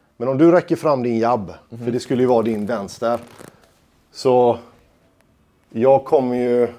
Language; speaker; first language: Swedish; native; Swedish